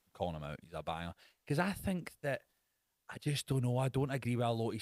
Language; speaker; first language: English; native; English